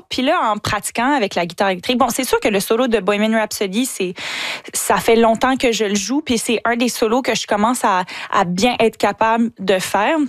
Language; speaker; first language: French; native; French